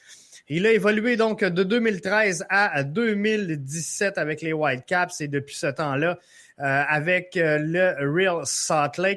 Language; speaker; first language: French; native; French